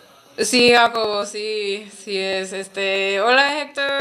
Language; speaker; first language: Spanish; non-native, learner; English